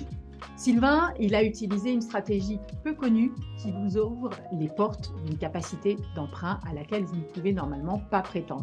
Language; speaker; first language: French; native; French